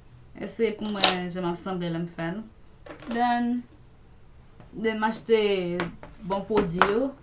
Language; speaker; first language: Haitian Creole; early bilingual, heritage; Haitian Creole